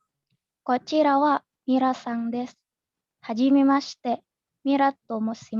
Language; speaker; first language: Japanese; non-native, learner; Indonesian